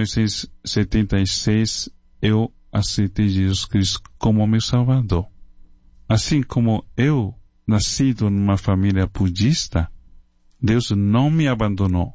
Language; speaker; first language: Portuguese; non-native, fluent; Chinese